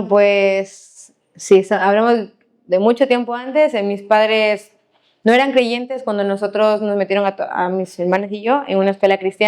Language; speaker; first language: Spanish; native; Spanish